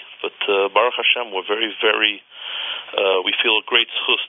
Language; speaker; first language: English; native; English